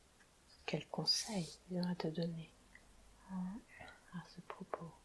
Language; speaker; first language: French; native; French